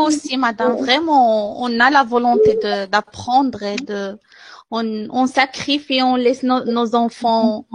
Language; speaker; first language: French; non-native, learner; Arabic